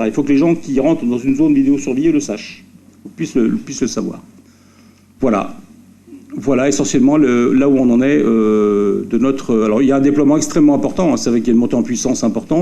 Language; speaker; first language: French; native; French